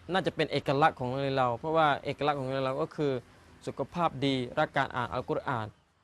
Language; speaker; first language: Thai; non-native, local second language; Malay